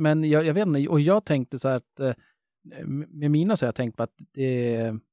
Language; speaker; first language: Swedish; native; Swedish